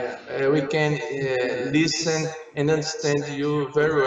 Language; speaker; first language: English; non-native, learner; Portuguese